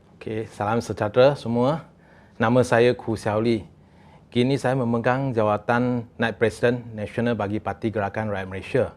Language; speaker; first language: Malay; non-native, local second language; Chinese